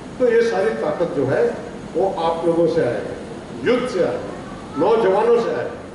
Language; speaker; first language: Hindi; non-native, local second language; Punjabi